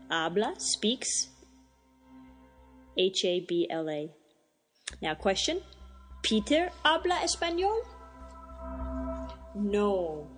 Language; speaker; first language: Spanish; non-native, fluent; English